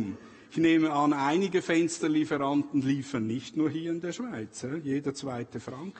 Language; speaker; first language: German; native; German